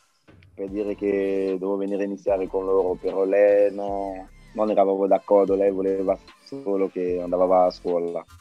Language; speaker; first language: Italian; non-native, fluent; French